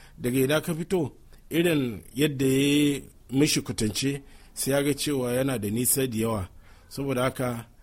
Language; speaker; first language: Hausa; non-native, local second language; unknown